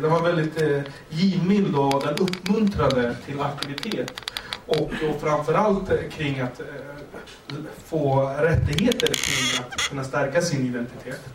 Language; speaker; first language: Swedish; early bilingual, other home language; Kurdish